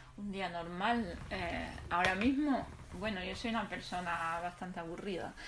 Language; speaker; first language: Spanish; non-native, fluent; Arabic